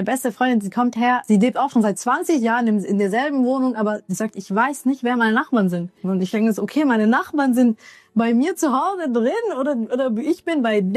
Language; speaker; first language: German; early bilingual, other home language; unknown